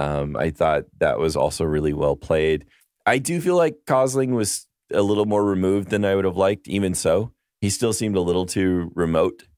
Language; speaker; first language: English; native; English